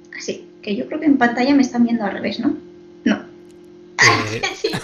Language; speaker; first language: Spanish; non-native, fluent; Chinese